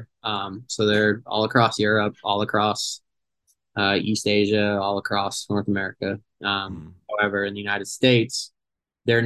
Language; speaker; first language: English; native; English